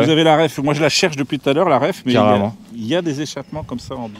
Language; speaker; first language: French; native; French